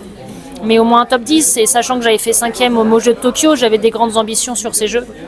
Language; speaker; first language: French; native; French